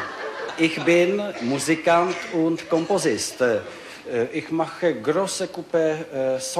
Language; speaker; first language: German; non-native, learner; Czech